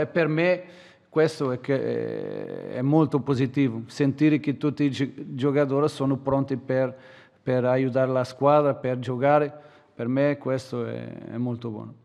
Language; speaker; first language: Italian; non-native, learner; Portuguese